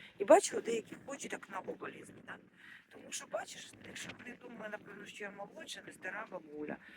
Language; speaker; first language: Ukrainian; non-native, local second language; Russian